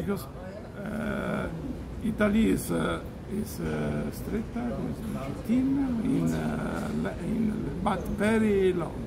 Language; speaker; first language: English; non-native, learner; Italian